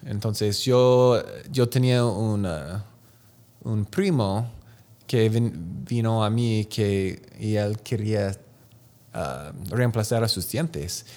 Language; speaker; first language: Spanish; non-native, learner; English